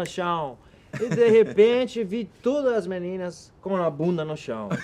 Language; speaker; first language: Portuguese; non-native, learner; Spanish